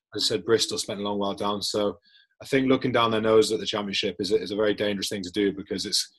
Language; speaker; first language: English; native; English